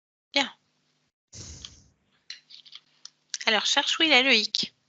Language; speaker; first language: French; native; French